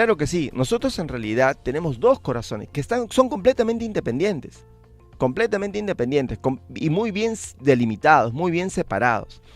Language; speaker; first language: Spanish; native; Spanish